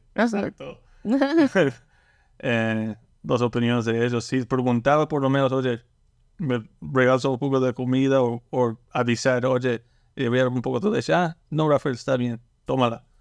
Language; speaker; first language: Spanish; early bilingual, heritage; Spanish